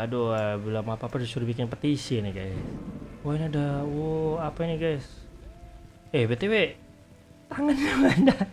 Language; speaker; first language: Indonesian; native; Indonesian